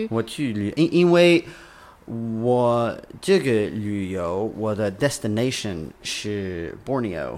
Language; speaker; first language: Chinese; non-native, learner; English